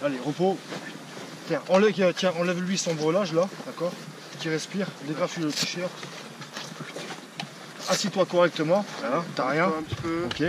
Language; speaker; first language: French; native; French